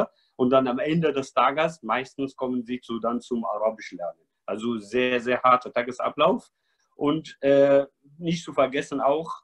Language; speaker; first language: German; non-native, fluent; Arabic